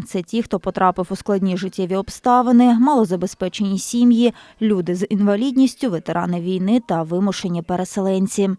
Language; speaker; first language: Ukrainian; native; Ukrainian